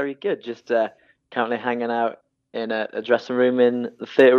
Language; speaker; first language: English; native; English